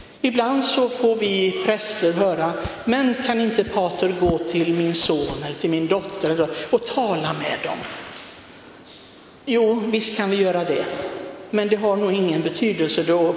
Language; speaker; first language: Swedish; non-native, fluent; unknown